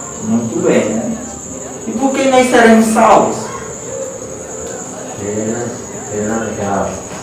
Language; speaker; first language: Portuguese; native; Portuguese